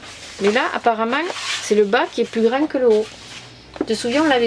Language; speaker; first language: French; native; French